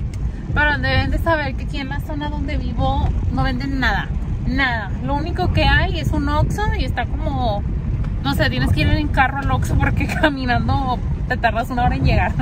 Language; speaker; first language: Spanish; native; Spanish